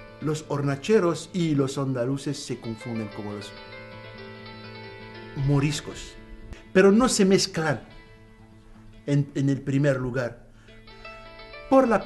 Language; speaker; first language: Spanish; non-native, fluent; Arabic